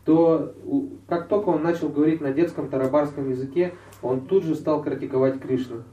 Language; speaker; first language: Russian; native; Russian